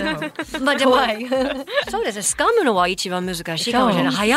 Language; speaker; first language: Japanese; non-native, fluent; English